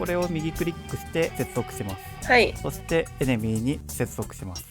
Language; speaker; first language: Japanese; native; Japanese